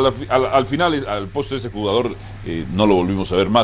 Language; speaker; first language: Spanish; native; Spanish